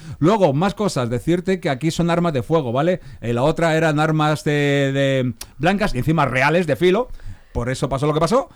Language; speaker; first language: Spanish; native; Spanish